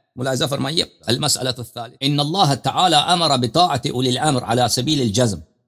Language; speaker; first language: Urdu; non-native, fluent; Persian